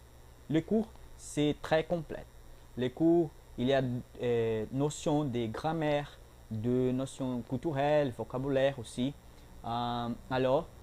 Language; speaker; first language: French; non-native, learner; Portuguese